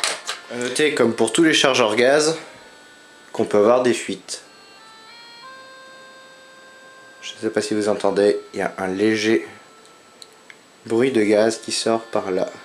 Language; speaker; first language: French; native; French